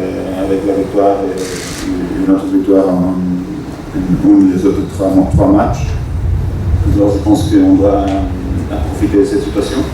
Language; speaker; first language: French; non-native, fluent; Portuguese